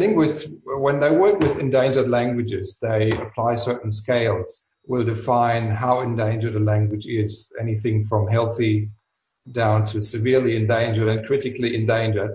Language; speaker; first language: English; non-native, fluent; German